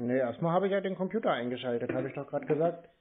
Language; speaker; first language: German; native; German